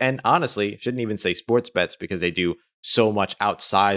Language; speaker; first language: English; native; English